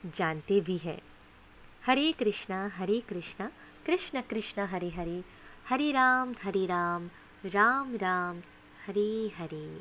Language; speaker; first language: Hindi; non-native, local second language; Bangla